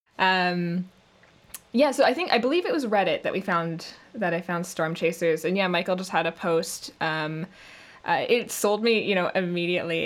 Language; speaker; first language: English; native; English